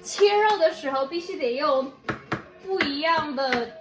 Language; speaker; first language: Chinese; early bilingual, heritage; Chinese